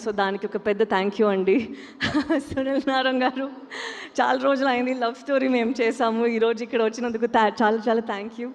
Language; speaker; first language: Telugu; non-native, fluent; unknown